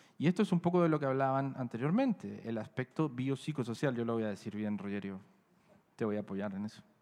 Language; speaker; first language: Spanish; native; Spanish